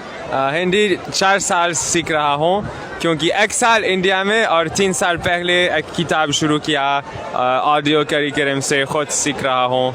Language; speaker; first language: Hindi; non-native, learner; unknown